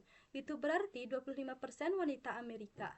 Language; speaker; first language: Indonesian; non-native, local second language; Balinese